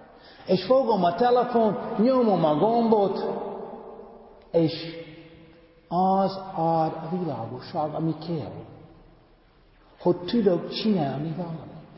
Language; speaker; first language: Hungarian; non-native, fluent; English